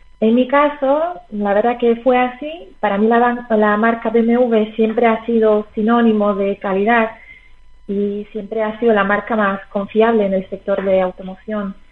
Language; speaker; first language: Spanish; non-native, fluent; Slovak